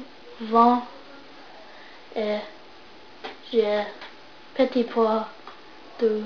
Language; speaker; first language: French; non-native, learner; English